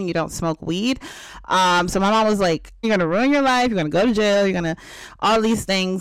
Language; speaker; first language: English; native; English